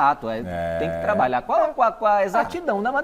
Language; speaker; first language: Portuguese; native; Portuguese